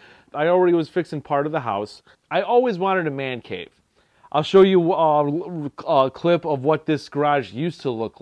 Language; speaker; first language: English; native; English